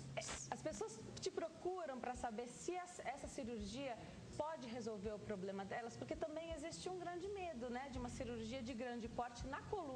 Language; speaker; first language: Portuguese; native; Portuguese